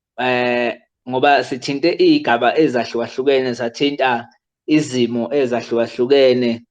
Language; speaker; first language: Zulu; native; Zulu